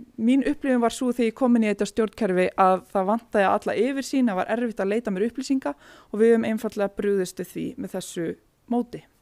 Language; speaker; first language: Icelandic; native; Icelandic